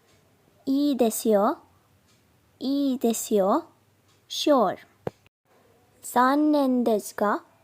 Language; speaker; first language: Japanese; non-native, fluent; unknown